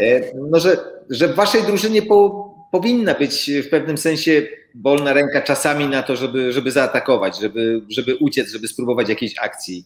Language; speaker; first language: Polish; native; Polish